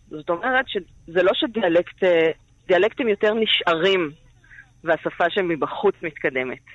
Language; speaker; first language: Hebrew; native; Hebrew